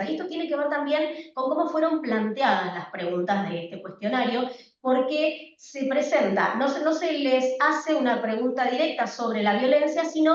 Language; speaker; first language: Spanish; native; Spanish